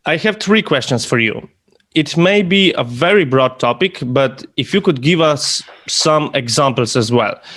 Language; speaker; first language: English; non-native, fluent; Slovenian